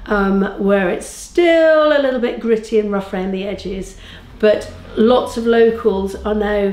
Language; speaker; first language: English; native; English